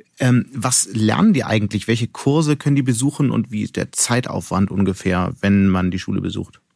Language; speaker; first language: German; native; German